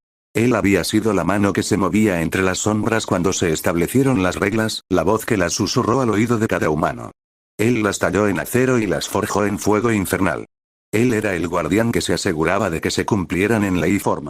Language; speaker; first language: Spanish; native; Spanish